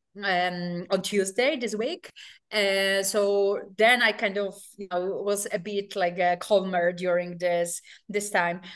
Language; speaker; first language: English; non-native, fluent; Polish